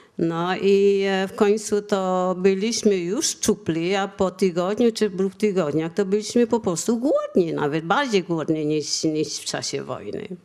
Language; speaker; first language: Polish; non-native, fluent; Vietnamese